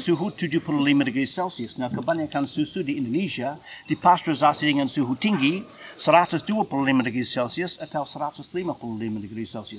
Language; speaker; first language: Indonesian; non-native, fluent; English